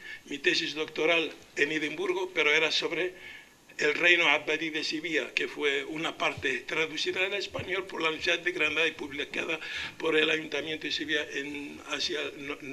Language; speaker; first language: Spanish; non-native, local second language; Arabic